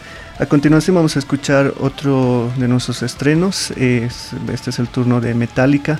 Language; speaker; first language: Spanish; native; Spanish